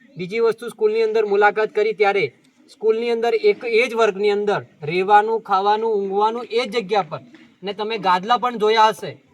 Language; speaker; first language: Gujarati; non-native, local second language; Rathawi